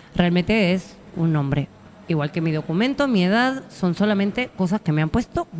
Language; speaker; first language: Spanish; native; Spanish